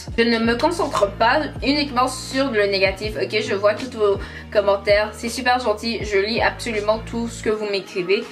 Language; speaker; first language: French; native; French